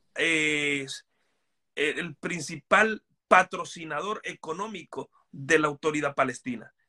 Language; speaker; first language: Spanish; native; Spanish